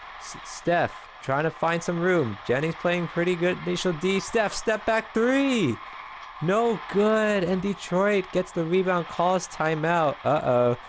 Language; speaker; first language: English; native; English